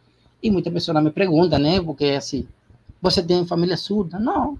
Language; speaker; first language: Portuguese; non-native, learner; Spanish